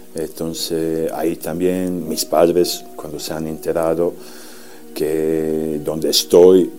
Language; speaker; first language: Spanish; non-native, fluent; Serbian